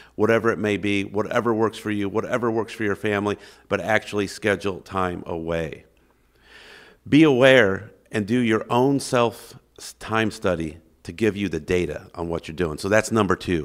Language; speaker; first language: English; native; English